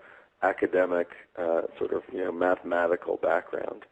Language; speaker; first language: English; native; English